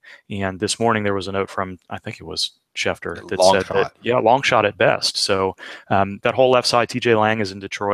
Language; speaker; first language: English; native; English